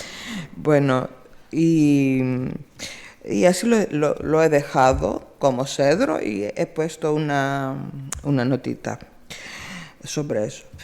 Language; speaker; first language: Spanish; non-native, fluent; Greek